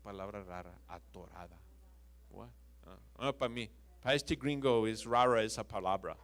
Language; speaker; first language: Spanish; non-native, fluent; English